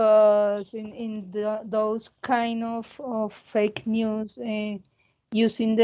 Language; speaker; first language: English; non-native, learner; Spanish